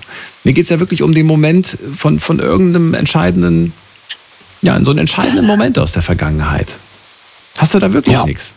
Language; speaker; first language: German; native; German